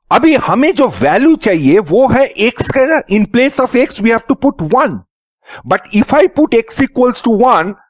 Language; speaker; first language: Hindi; native; Hindi